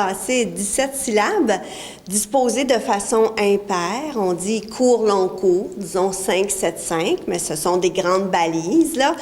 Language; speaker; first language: French; native; French